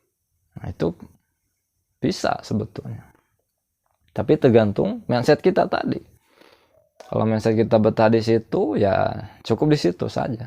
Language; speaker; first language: Indonesian; non-native, local second language; Sundanese